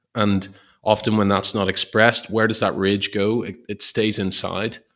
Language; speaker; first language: English; native; English